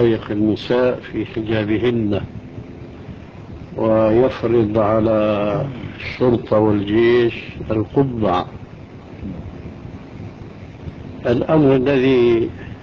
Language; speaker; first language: Arabic; early bilingual, other home language; Albanian